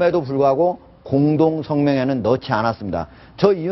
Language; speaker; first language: Korean; native; Korean